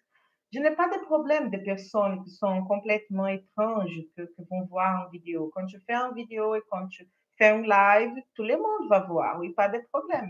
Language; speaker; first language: French; non-native, fluent; Portuguese